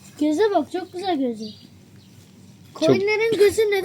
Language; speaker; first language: Turkish; early bilingual, heritage; Turkish